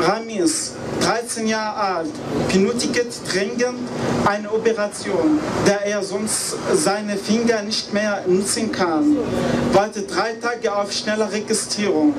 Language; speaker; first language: German; non-native, learner; Arabic